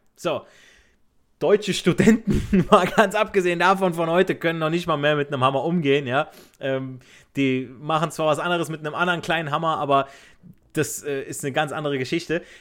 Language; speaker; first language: German; native; German